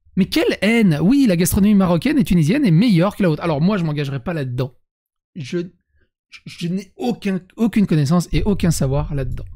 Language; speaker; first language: French; native; French